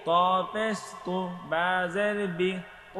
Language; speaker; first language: Arabic; non-native, learner; Bangla